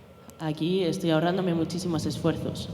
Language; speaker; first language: Spanish; native; Spanish